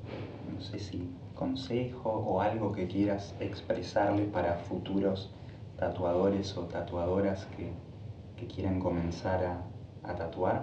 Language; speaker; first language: Spanish; native; Spanish